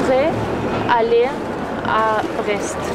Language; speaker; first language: French; non-native, learner; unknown